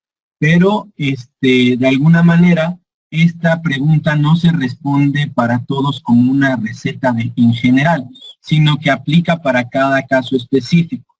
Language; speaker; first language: Spanish; native; Spanish